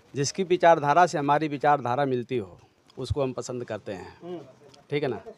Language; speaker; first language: Hindi; native; Hindi